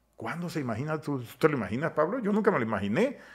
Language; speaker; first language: Spanish; native; Spanish